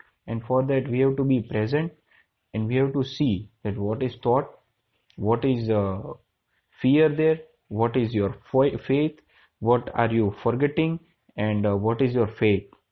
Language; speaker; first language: English; non-native, local second language; Gujarati